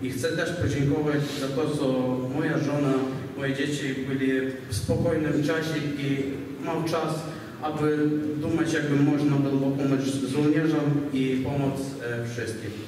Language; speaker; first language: Polish; non-native, learner; Ukrainian